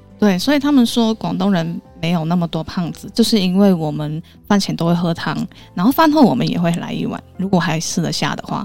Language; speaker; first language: Chinese; non-native, local second language; Cantonese